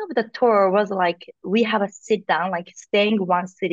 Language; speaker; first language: English; non-native, learner; Japanese